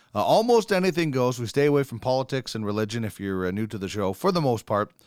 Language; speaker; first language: English; native; English